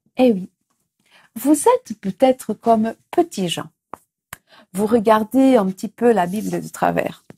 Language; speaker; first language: French; non-native, fluent; Portuguese